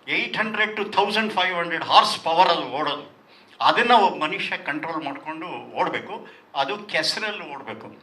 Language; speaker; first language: Kannada; non-native, local second language; Tulu